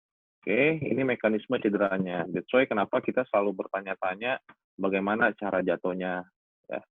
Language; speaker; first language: Indonesian; native; Indonesian